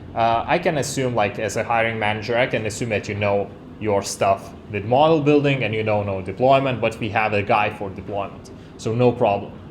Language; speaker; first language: English; non-native, fluent; Lithuanian